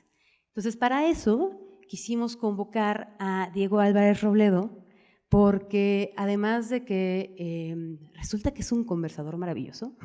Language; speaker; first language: Spanish; native; Spanish